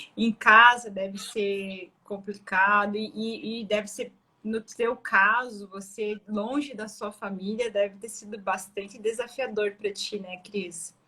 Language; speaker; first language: Portuguese; native; Portuguese